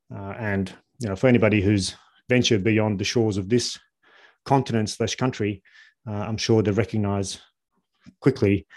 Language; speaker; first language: English; early bilingual, other home language; Bosnian